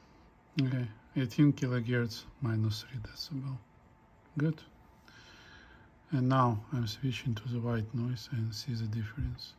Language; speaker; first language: English; non-native, fluent; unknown